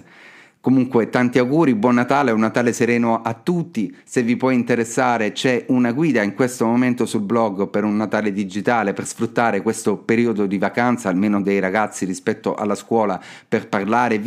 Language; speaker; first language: Italian; native; Italian